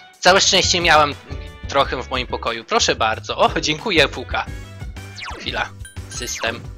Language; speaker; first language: Polish; native; Polish